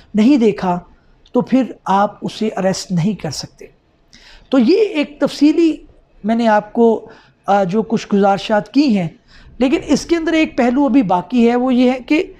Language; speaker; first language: Urdu; non-native, local second language; Punjabi